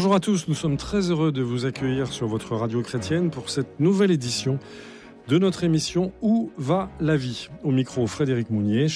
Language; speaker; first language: French; native; French